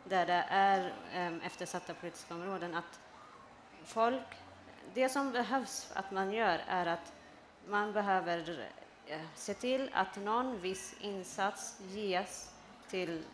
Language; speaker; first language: Swedish; early bilingual, other home language; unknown